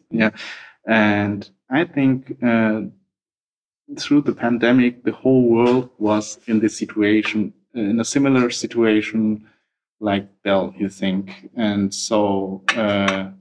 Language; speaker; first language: English; non-native, fluent; German